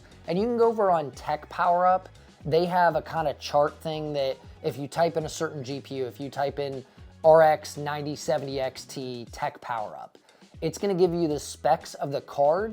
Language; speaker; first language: English; native; English